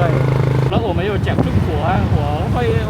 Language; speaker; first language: Chinese; non-native, learner; Vietnamese